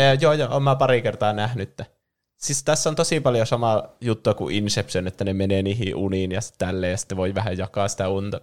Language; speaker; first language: Finnish; native; Finnish